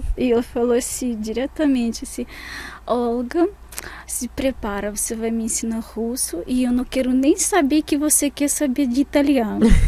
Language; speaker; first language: Portuguese; non-native, fluent; Russian